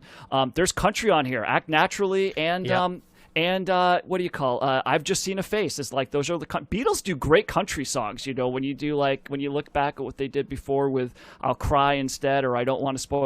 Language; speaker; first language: English; native; English